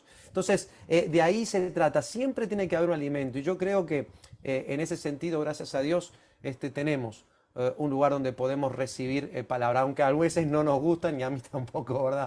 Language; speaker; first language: Spanish; native; Spanish